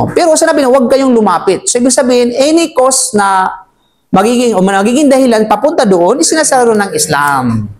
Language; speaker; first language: Filipino; native; Filipino